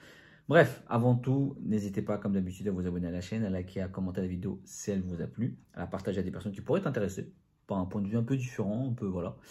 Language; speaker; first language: French; native; French